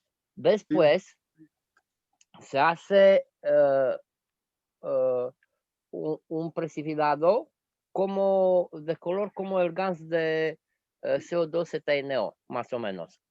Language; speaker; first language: Spanish; non-native, fluent; Romanian